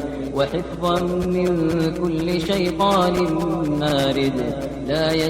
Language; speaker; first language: Arabic; native; Arabic